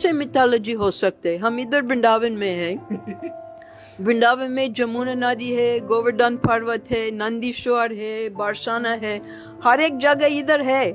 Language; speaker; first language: Hindi; non-native, fluent; English